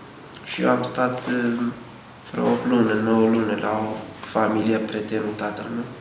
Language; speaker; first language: Romanian; non-native, learner; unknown